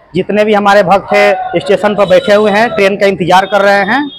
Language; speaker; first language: Hindi; native; Hindi